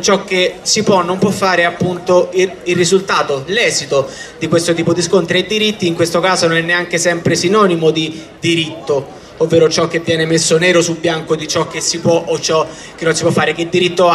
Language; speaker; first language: Italian; native; Italian